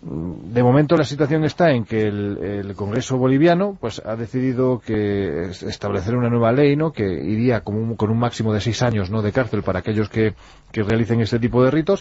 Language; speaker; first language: Spanish; native; Spanish